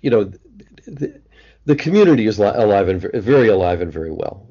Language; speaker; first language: English; native; English